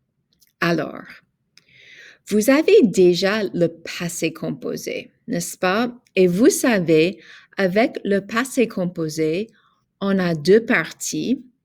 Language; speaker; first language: French; non-native, fluent; English